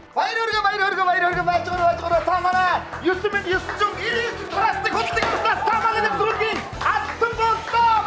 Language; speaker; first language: Mongolian; native; Mongolian